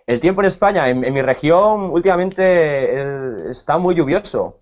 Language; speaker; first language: Spanish; native; Spanish